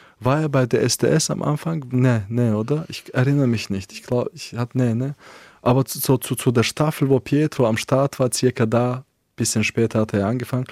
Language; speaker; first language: German; non-native, fluent; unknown